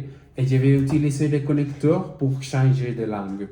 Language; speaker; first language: French; non-native, learner; Spanish